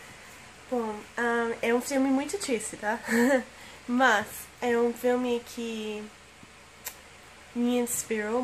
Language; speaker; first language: Portuguese; non-native, fluent; English